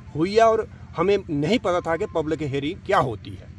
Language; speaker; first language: Hindi; native; Hindi